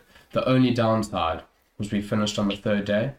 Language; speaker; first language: English; native; English